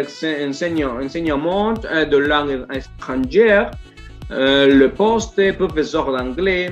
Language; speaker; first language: French; non-native, learner; Spanish